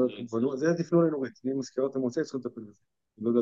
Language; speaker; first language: Hebrew; native; Hebrew